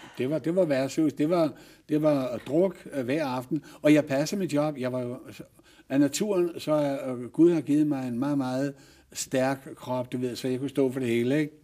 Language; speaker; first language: Danish; native; Danish